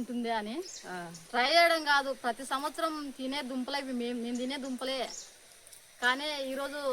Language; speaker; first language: Telugu; native; Telugu